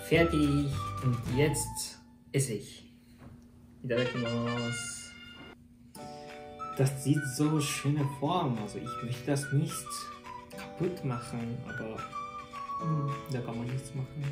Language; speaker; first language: German; non-native, learner; Japanese